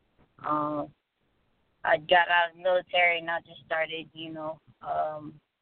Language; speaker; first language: English; native; English